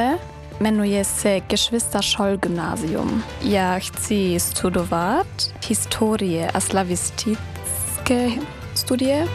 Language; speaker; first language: Czech; non-native, learner; German